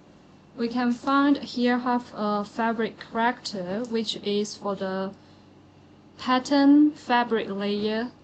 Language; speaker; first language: English; non-native, learner; Chinese